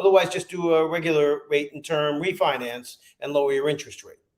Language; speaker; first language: English; native; English